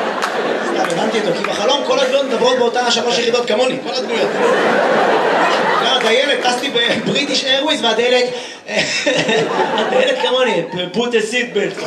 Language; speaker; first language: Hebrew; native; Hebrew